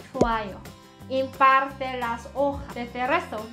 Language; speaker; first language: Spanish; non-native, learner; Korean